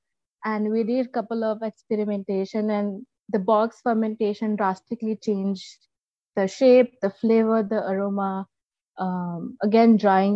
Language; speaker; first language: English; non-native, local second language; Marathi